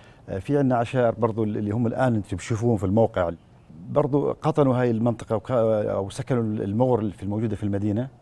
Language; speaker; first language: Arabic; native; Arabic